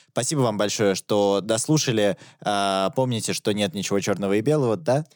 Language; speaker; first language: Russian; native; Russian